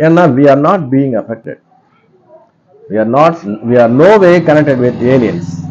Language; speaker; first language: English; non-native, local second language; Tamil